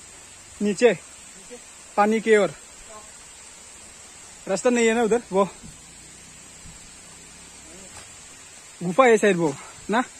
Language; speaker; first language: Hindi; non-native, local second language; Bodo